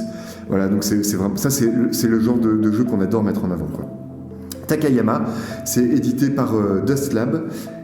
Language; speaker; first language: French; native; French